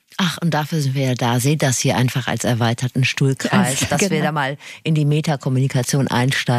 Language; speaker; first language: German; native; German